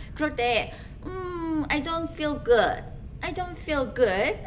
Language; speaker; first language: English; non-native, fluent; Korean